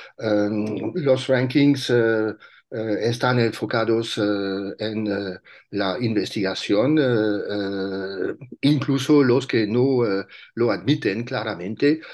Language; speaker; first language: Spanish; non-native, fluent; French